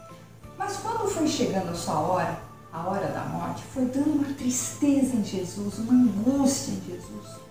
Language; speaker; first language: Portuguese; native; Portuguese